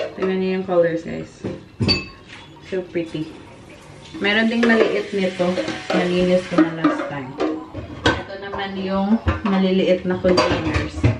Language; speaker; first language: Filipino; non-native, local second language; Hiligaynon